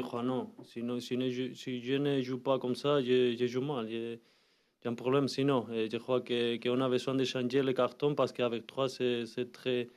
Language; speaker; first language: French; non-native, learner; Spanish